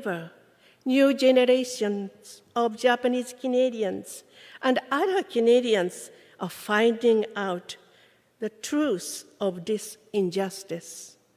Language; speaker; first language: English; non-native, fluent; Japanese